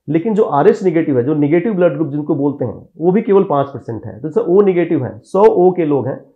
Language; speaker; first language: Hindi; native; Hindi